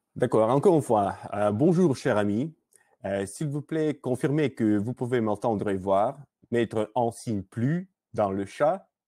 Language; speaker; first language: French; non-native, learner; Russian